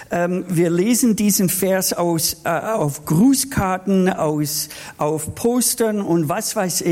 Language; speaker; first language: German; non-native, fluent; English